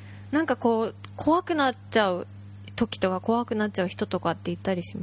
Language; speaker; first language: Japanese; native; Japanese